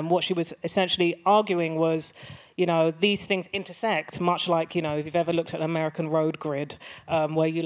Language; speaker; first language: English; native; English